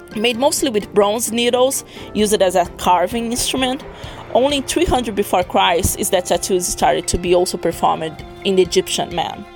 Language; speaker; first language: English; non-native, fluent; Portuguese